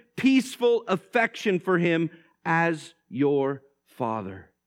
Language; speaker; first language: English; native; English